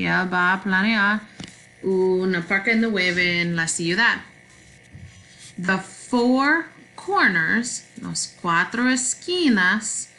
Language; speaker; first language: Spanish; non-native, learner; English